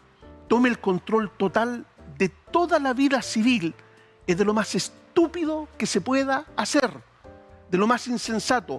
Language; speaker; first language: Spanish; native; Spanish